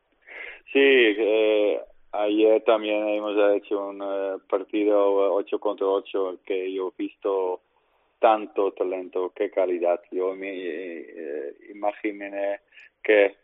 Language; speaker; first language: Spanish; non-native, learner; Dutch